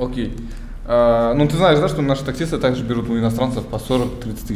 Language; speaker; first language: Russian; native; Russian